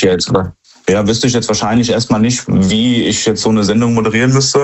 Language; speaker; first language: German; native; German